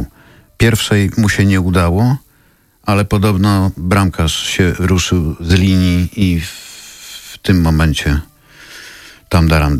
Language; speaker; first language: Polish; native; Polish